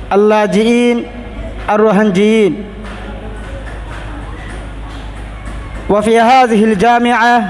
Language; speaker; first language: Arabic; non-native, learner; Rohingya